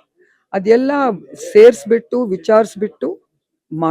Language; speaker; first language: Kannada; non-native, local second language; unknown